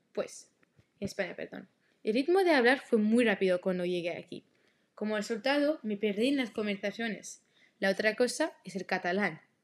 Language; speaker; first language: Spanish; non-native, learner; French